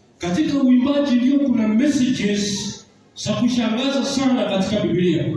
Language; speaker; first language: Swahili; non-native, local second language; Gusii